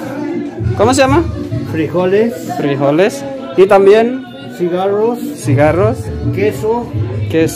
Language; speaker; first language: Spanish; non-native, learner; Indonesian